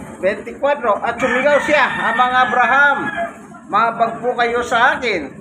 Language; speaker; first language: Filipino; non-native, local second language; Pampanga